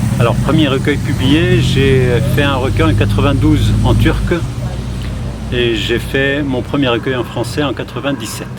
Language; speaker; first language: French; non-native, fluent; Kurdish